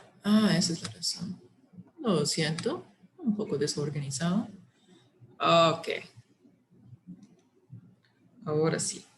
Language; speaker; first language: Spanish; non-native, fluent; English